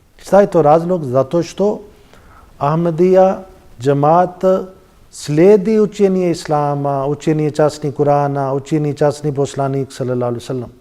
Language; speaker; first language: Bosnian; non-native, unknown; Urdu